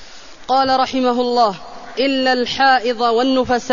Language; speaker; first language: Arabic; native; Arabic